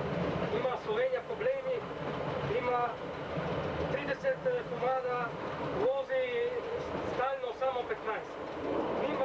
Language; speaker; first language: Slovenian; non-native, learner; Italian